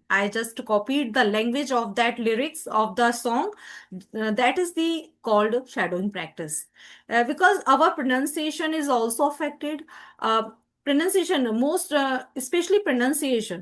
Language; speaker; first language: English; non-native, learner; Hindi